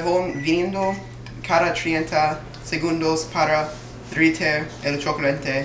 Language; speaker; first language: Spanish; non-native, learner; English